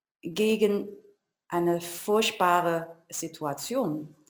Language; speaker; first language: German; non-native, learner; Chinese